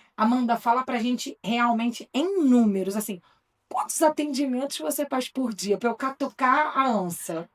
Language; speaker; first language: Portuguese; native; Portuguese